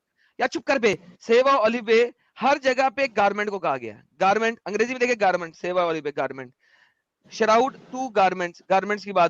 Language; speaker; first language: Hindi; native; Hindi